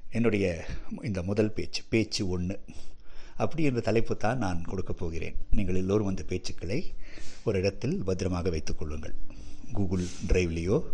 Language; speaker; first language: Tamil; non-native, local second language; Telugu